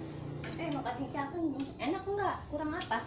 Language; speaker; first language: Indonesian; non-native, local second language; Sundanese